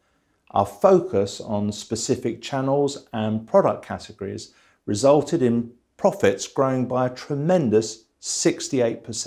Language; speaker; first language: English; native; English